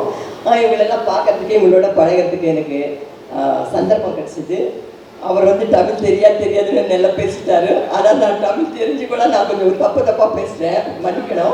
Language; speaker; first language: Tamil; non-native, local second language; Telugu